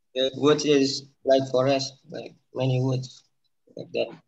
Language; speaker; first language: English; non-native, learner; Indonesian